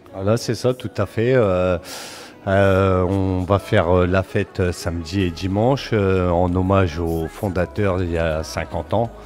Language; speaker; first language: French; early bilingual, other home language; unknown